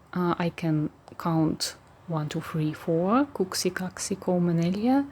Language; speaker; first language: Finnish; non-native, learner; Russian